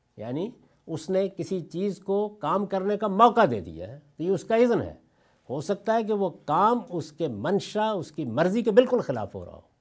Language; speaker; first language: Urdu; non-native, local second language; Punjabi